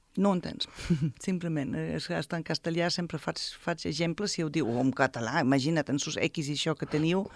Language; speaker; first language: Catalan; non-native, fluent; German